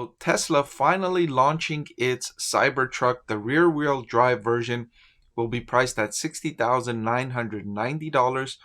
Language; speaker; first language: English; native; English